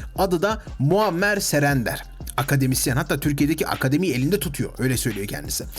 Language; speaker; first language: Turkish; native; Turkish